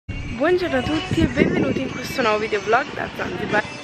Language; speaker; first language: Italian; native; Italian